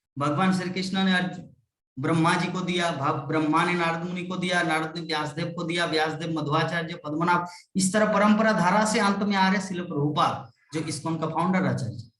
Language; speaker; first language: Hindi; non-native, local second language; Bangla